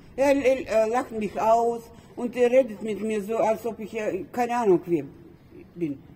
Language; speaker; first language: German; non-native, learner; Russian